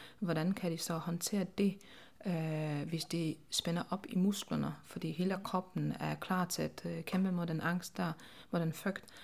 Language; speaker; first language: Danish; non-native, fluent; Polish